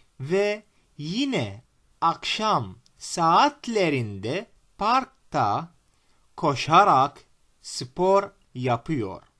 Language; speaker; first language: Turkish; non-native, fluent; Arabic